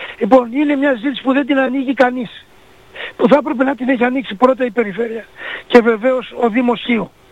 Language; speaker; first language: Greek; native; Greek